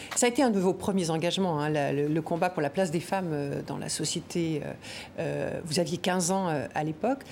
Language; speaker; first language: French; native; French